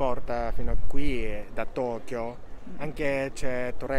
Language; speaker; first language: Italian; non-native, learner; Japanese